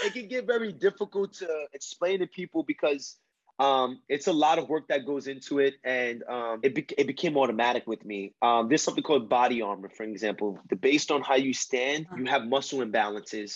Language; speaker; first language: English; early bilingual, other home language; Spanish